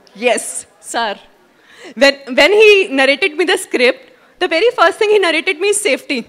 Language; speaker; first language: English; non-native, local second language; Hindi